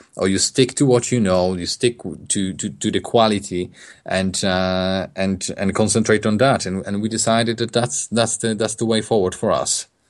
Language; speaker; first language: English; non-native, fluent; Polish